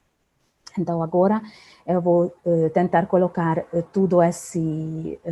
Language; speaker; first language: Portuguese; non-native, fluent; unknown